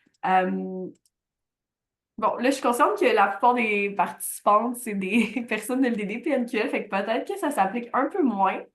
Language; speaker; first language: French; native; French